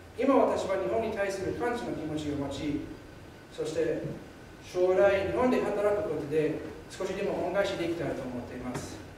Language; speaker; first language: Japanese; non-native, fluent; English